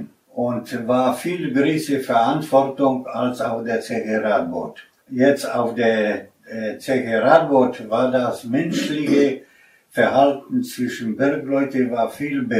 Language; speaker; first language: German; non-native, fluent; Polish